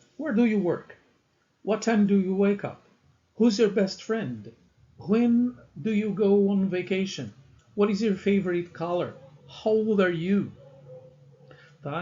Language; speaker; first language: English; non-native, learner; Portuguese